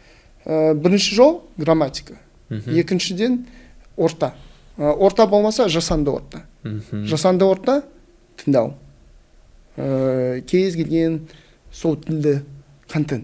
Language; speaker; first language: Kazakh; non-native, local second language; Russian